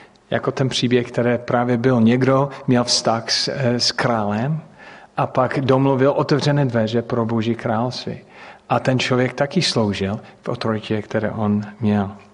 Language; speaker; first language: Czech; non-native, fluent; English